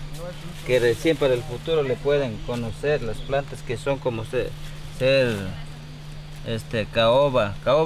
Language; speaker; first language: Spanish; non-native, local second language; Quechua